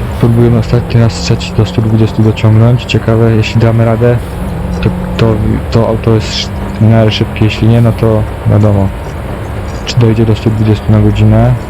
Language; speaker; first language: Polish; native; Polish